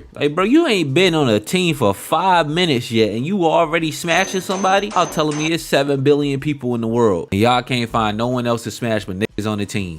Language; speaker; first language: English; native; English